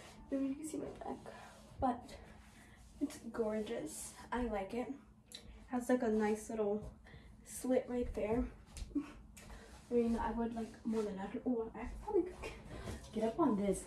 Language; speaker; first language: English; early bilingual, other home language; Spanish